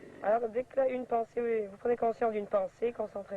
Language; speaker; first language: French; native; French